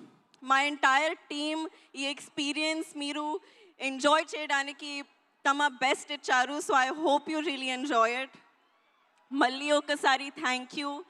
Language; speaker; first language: Telugu; non-native, learner; Hindi